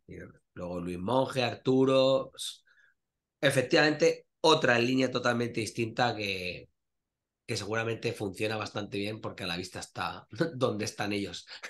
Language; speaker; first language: Spanish; native; Spanish